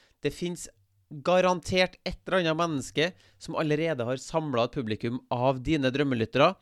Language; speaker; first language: Norwegian; native; Norwegian